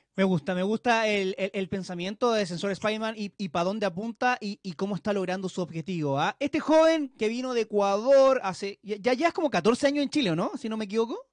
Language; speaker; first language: Spanish; native; Spanish